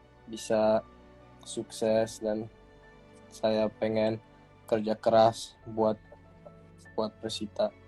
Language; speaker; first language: Indonesian; early bilingual, heritage; English